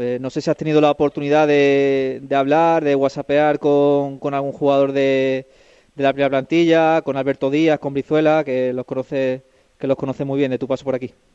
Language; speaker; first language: Spanish; native; Spanish